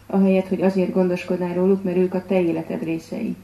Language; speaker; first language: Hungarian; native; Hungarian